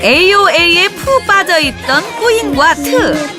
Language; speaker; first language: Korean; native; Korean